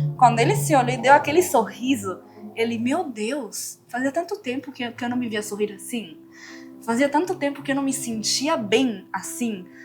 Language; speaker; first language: Portuguese; non-native, fluent; Spanish